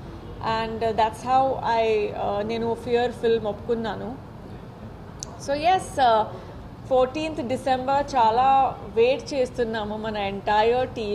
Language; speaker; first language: Telugu; non-native, fluent; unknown